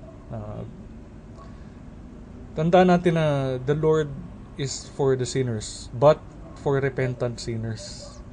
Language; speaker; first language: English; non-native, local second language; Filipino